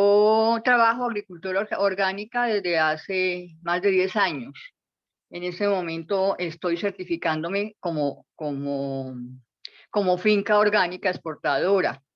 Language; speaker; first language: Spanish; native; Spanish